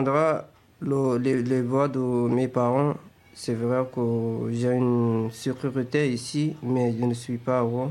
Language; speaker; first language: French; non-native, fluent; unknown